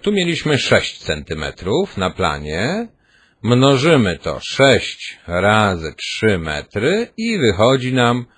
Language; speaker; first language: Polish; native; Polish